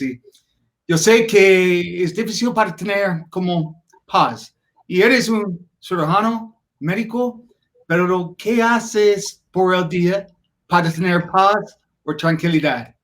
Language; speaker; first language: Spanish; non-native, learner; English